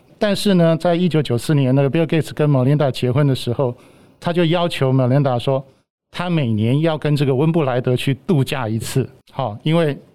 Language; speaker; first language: Chinese; native; Chinese